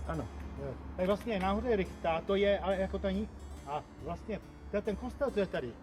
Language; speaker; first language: Czech; native; Czech